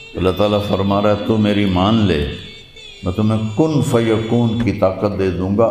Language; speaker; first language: Urdu; non-native, local second language; Punjabi